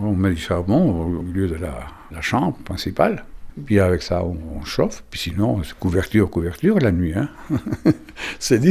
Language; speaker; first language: French; non-native, fluent; Spanish